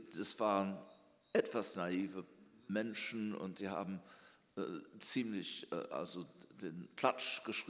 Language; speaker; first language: German; early bilingual, heritage; German